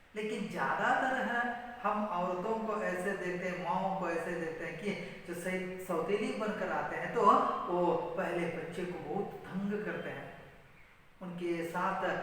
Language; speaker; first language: Hindi; non-native, local second language; Kannada